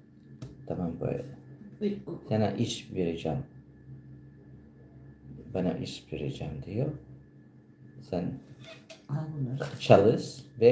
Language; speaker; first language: Turkish; non-native, learner; Filipino